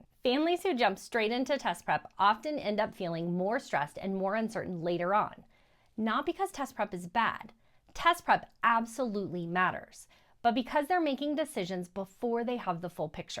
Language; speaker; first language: English; native; English